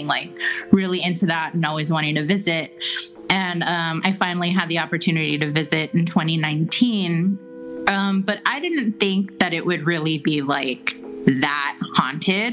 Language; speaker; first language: English; native; English